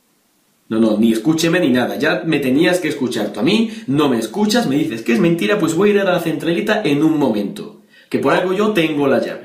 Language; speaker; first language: Spanish; native; Spanish